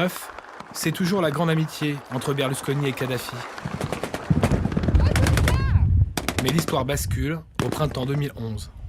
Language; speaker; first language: French; native; French